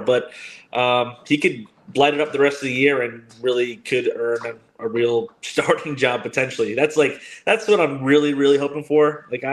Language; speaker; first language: English; native; English